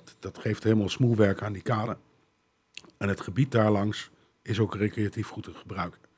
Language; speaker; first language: Dutch; native; Dutch